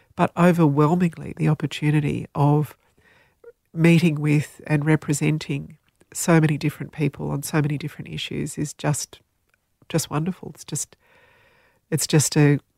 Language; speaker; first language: English; non-native, local second language; Slovenian